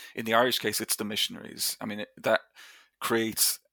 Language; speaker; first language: English; native; English